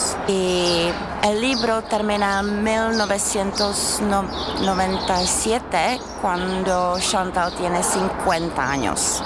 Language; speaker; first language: Spanish; non-native, fluent; Czech